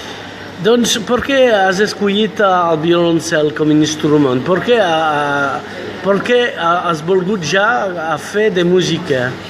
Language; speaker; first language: Catalan; non-native, fluent; French